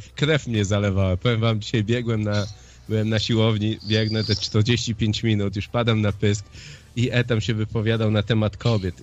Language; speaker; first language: Polish; early bilingual, heritage; Polish